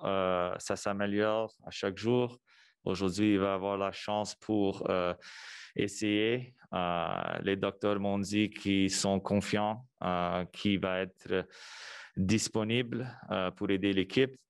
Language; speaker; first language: French; non-native, local second language; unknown